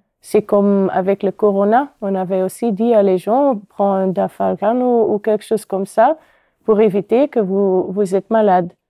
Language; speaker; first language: French; non-native, local second language; Dutch